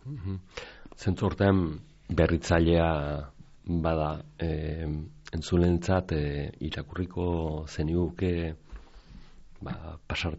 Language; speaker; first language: Basque; native; Basque